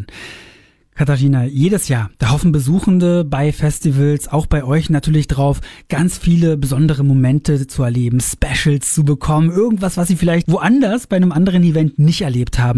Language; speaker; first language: German; native; German